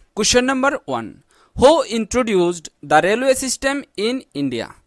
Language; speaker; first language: English; non-native, local second language; Bangla